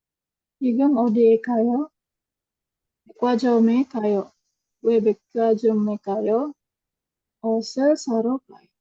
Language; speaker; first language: Korean; non-native, learner; Indonesian